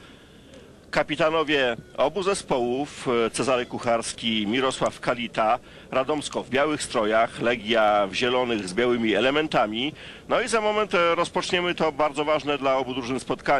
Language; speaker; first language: Polish; native; Polish